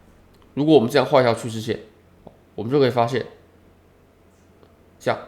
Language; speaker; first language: Chinese; native; Chinese